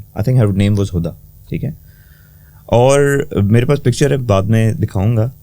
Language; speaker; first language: Urdu; native; Urdu